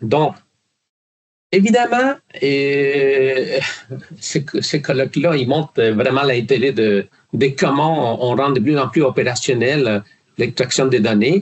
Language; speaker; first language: French; non-native, fluent; Spanish